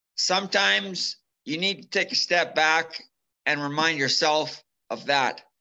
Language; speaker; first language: English; native; English